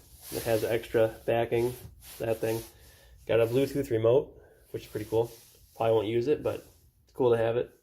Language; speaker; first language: English; native; English